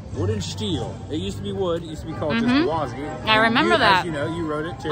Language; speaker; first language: English; native; English